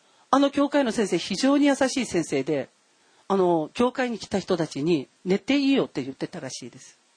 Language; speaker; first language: Japanese; non-native, fluent; Korean